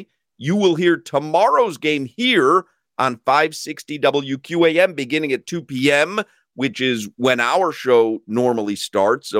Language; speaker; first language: English; native; English